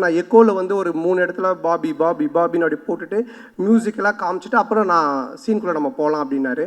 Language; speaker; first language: Tamil; native; Tamil